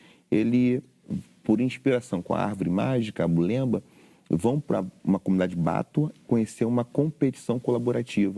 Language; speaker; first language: Portuguese; native; Portuguese